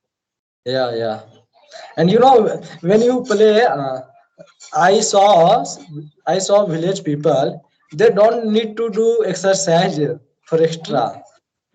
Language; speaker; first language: English; non-native, learner; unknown